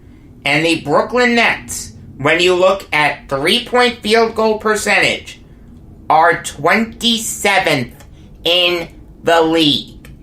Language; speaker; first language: English; native; English